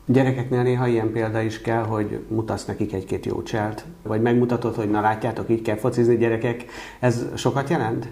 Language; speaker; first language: Hungarian; native; Hungarian